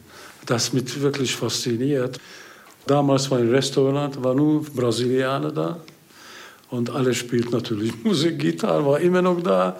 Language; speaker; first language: German; non-native, learner; Hungarian